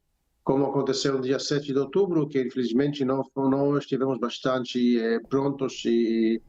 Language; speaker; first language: Portuguese; non-native, fluent; Hebrew